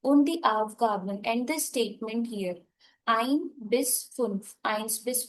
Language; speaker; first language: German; non-native, fluent; Hindi